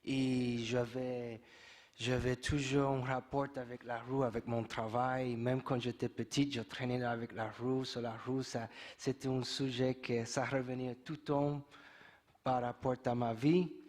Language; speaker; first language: French; non-native, fluent; English